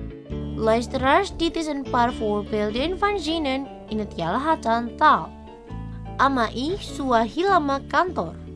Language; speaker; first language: Dutch; non-native, learner; Indonesian